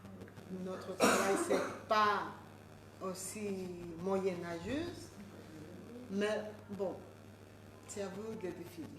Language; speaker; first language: French; non-native, fluent; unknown